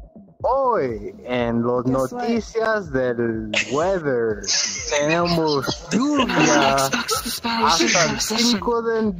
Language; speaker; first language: Spanish; non-native, learner; English